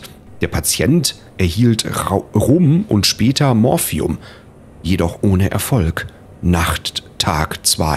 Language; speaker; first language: German; native; German